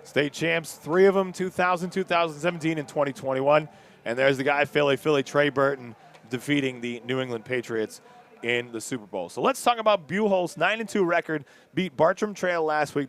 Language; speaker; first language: English; native; English